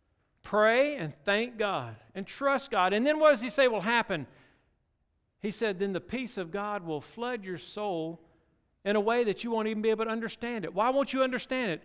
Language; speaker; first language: English; native; English